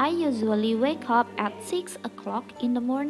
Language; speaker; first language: English; non-native, fluent; Indonesian